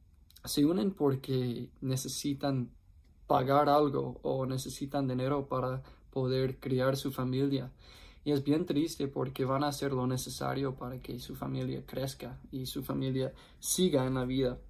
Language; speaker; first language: Spanish; non-native, fluent; English